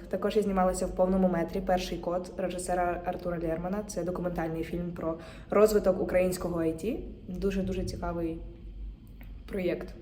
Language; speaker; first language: Ukrainian; native; Ukrainian